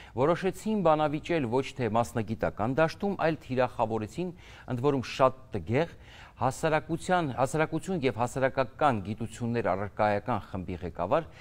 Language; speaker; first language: Armenian; native; Armenian